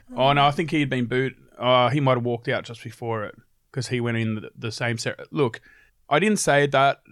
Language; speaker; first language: English; native; English